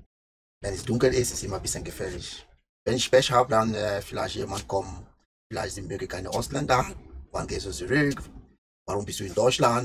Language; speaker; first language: German; non-native, learner; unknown